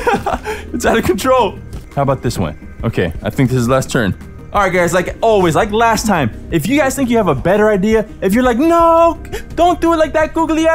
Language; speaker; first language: English; native; English